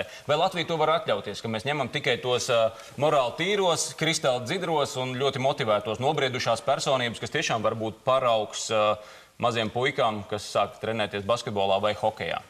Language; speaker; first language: Latvian; native; Latvian